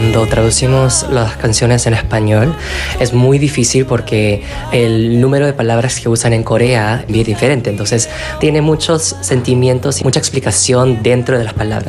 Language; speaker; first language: Spanish; non-native, fluent; Korean